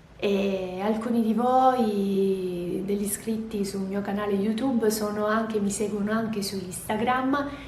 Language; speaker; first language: Italian; native; Italian